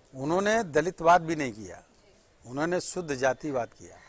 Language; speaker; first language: Hindi; native; Hindi